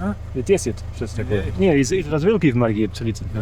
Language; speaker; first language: Russian; non-native, learner; English